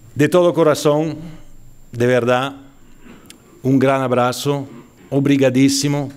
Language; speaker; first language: Spanish; non-native, fluent; Italian